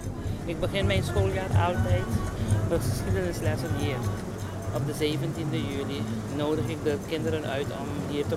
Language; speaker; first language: Dutch; non-native, local second language; Papiamento